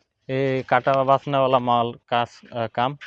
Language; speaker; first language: Hindi; non-native, learner; Bangla